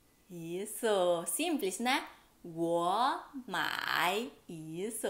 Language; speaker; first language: Portuguese; non-native, fluent; Chinese